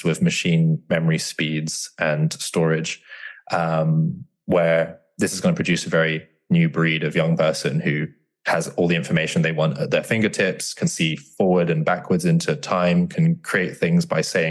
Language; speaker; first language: English; native; English